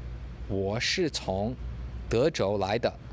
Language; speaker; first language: Chinese; non-native, learner; English